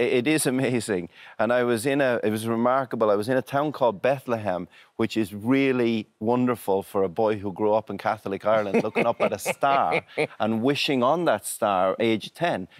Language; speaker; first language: English; native; English